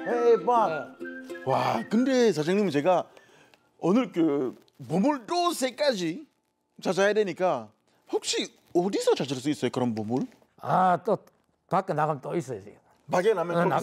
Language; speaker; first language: Korean; non-native, fluent; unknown